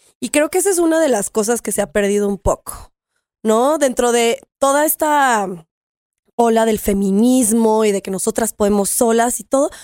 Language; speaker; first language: Spanish; native; Spanish